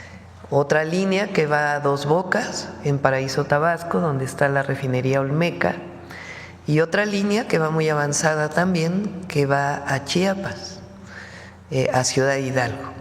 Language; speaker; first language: Spanish; native; Spanish